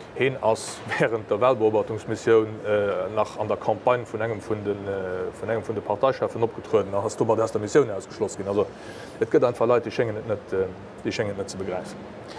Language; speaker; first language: Luxembourgish; native; Luxembourgish